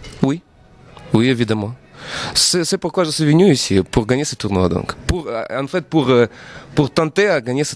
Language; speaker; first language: French; non-native, fluent; Russian